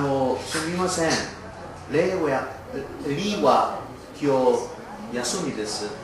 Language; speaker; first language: Japanese; non-native, learner; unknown